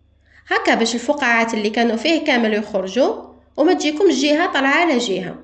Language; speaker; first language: Arabic; native; Arabic